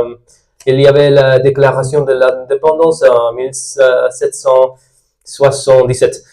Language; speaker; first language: French; non-native, learner; Spanish